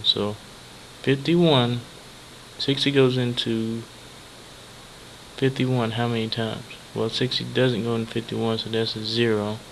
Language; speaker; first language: English; native; English